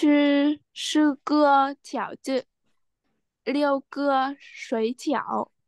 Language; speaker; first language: Chinese; non-native, learner; Vietnamese